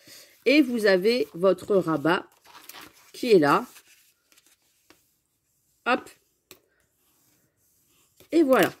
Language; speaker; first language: French; native; French